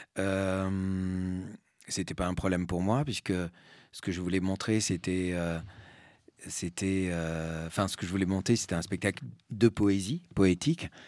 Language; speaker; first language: French; early bilingual, other home language; Spanish